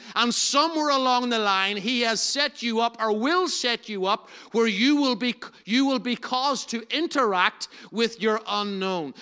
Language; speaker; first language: English; native; English